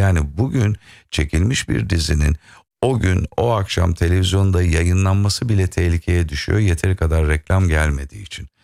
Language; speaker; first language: Turkish; native; Turkish